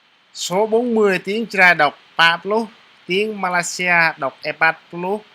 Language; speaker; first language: Vietnamese; non-native, local second language; Jarai